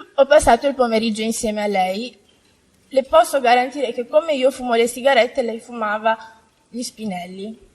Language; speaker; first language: Italian; non-native, fluent; Romanian